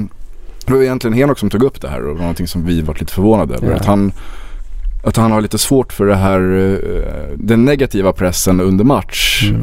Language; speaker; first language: Swedish; native; Swedish